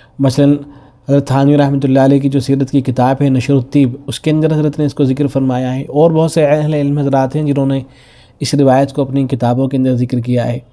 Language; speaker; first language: Urdu; native; Urdu